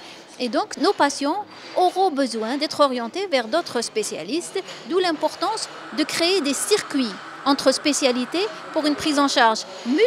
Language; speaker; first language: French; non-native, local second language; Arabic